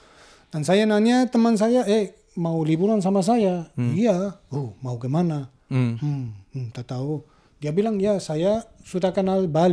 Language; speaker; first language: Indonesian; non-native, learner; German